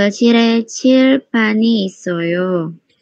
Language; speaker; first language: Korean; non-native, learner; Indonesian